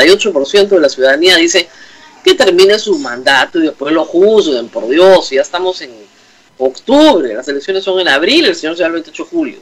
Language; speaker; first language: Spanish; native; Spanish